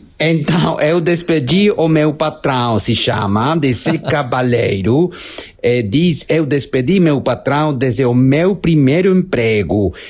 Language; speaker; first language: Portuguese; non-native, learner; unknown